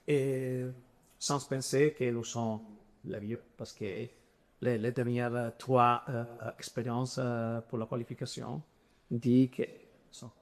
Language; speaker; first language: French; non-native, fluent; Italian